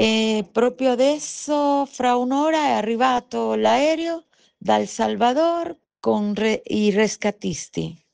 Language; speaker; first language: Italian; non-native, fluent; Spanish